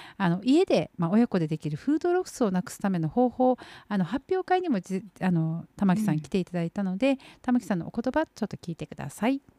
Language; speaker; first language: Japanese; native; Japanese